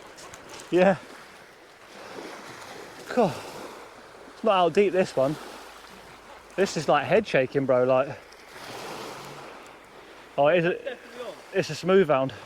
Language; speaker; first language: English; native; English